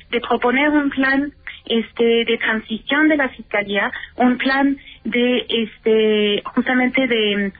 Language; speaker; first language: Spanish; native; Spanish